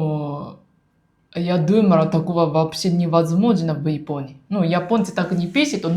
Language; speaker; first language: Russian; non-native, learner; Japanese